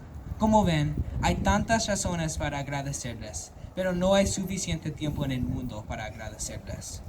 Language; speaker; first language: Spanish; non-native, local second language; English